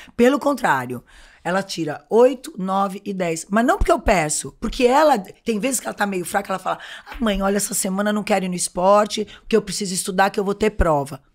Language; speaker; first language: Portuguese; native; Portuguese